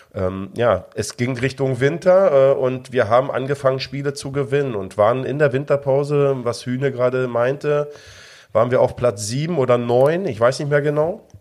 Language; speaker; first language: German; native; German